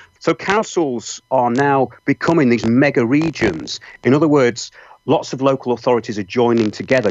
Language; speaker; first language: English; native; English